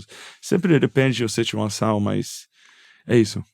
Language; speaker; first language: Portuguese; non-native, fluent; English